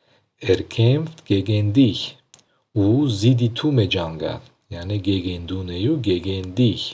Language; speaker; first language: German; non-native, learner; Tajik